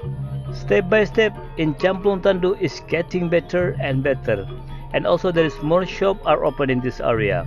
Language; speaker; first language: English; non-native, learner; Indonesian